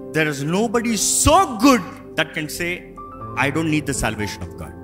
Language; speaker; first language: English; non-native, local second language; Telugu